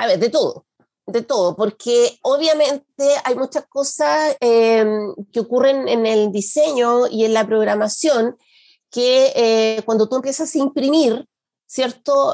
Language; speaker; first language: Spanish; native; Spanish